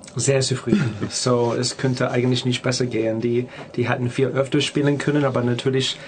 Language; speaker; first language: German; non-native, fluent; English